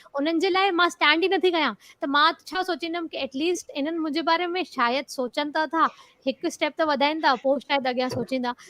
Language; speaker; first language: Sindhi; early bilingual, heritage; Sindhi